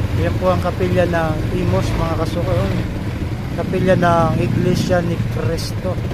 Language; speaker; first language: Filipino; native; Filipino